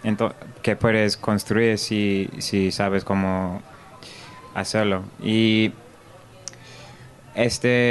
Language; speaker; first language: Spanish; non-native, learner; English